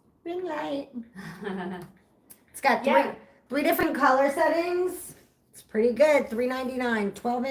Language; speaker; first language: English; native; English